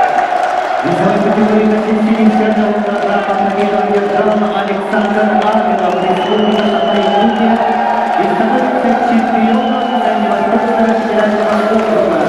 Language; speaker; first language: Russian; native; Russian